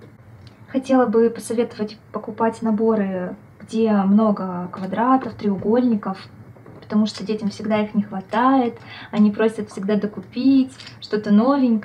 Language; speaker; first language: Russian; native; Russian